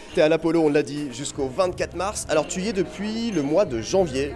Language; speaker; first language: French; native; French